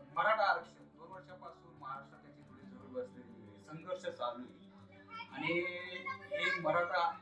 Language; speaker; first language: Marathi; native; Marathi